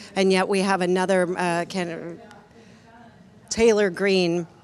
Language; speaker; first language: English; native; English